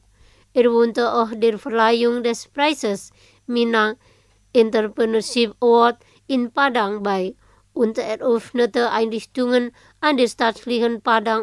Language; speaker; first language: German; non-native, fluent; Indonesian